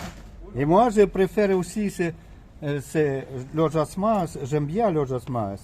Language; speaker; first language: French; non-native, learner; Russian